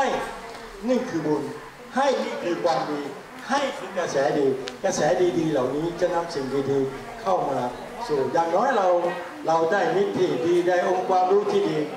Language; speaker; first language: Thai; native; Thai